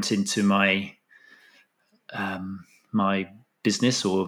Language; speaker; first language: English; native; English